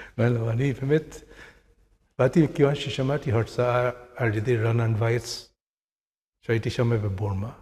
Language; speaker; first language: Hebrew; non-native, fluent; Burmese